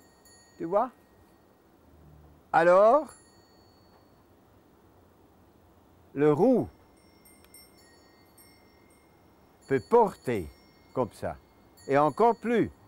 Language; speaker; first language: French; non-native, local second language; German